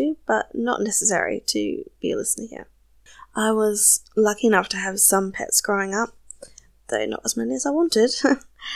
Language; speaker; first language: English; native; English